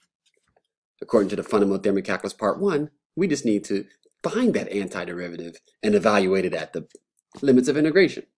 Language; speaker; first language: English; native; English